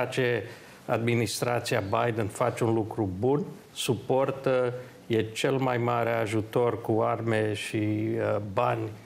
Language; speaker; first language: Romanian; early bilingual, heritage; Romanian